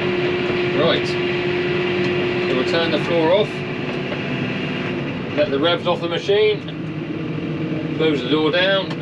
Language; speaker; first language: English; native; English